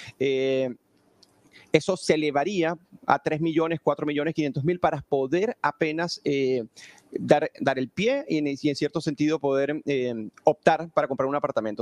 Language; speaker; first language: Spanish; native; Spanish